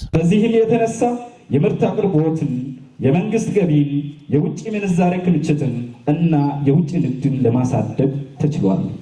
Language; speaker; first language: Amharic; non-native, local second language; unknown